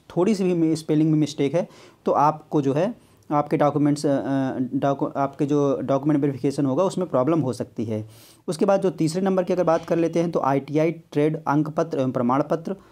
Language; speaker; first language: Hindi; native; Hindi